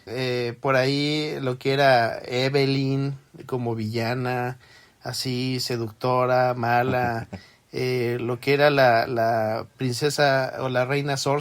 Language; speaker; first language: Spanish; native; Spanish